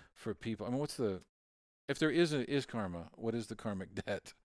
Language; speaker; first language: English; native; English